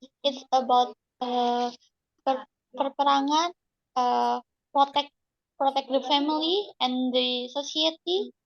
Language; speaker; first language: English; non-native, learner; Indonesian